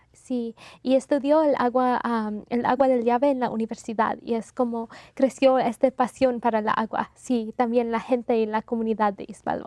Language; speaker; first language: Spanish; non-native, fluent; English